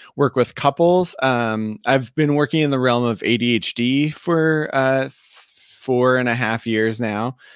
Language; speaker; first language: English; native; English